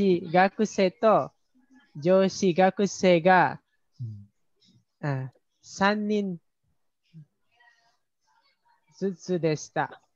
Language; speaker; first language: Japanese; non-native, learner; Indonesian